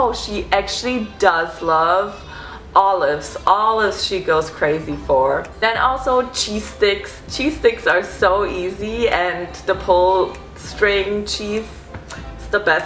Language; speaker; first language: English; non-native, fluent; German